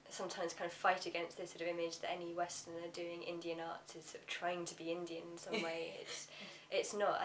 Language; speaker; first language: English; native; English